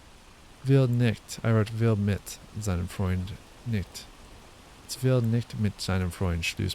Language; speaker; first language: German; non-native, learner; English